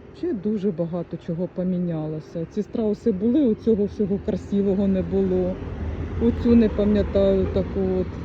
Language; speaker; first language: Ukrainian; native; Ukrainian